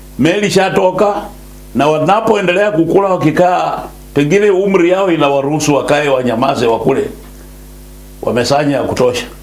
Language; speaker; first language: Swahili; non-native, local second language; Luyia